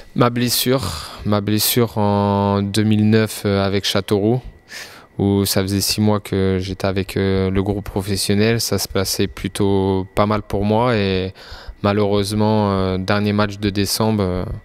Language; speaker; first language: French; native; French